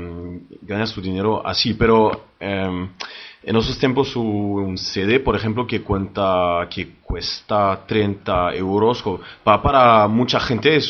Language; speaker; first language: Spanish; early bilingual, heritage; French